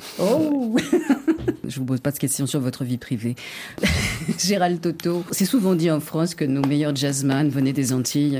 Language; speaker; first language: French; native; French